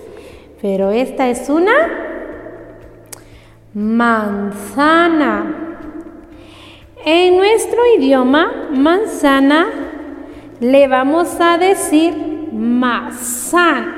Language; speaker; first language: Spanish; non-native, local second language; Kaqchikel